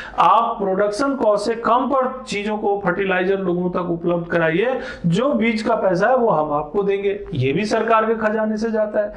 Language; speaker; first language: Hindi; native; Hindi